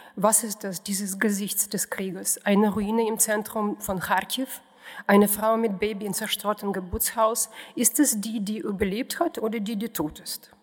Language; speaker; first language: German; non-native, fluent; Russian